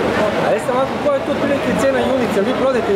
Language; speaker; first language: Serbian; native; Serbian